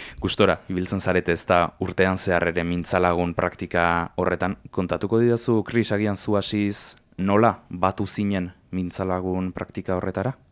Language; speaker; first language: Basque; native; Basque